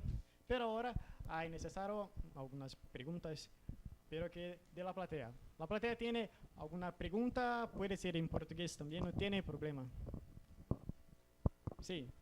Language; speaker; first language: Spanish; non-native, learner; Portuguese